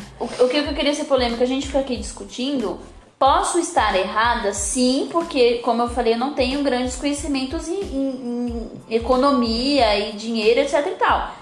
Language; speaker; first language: Portuguese; native; Portuguese